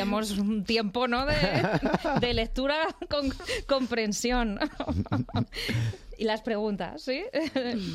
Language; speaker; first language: Spanish; native; Spanish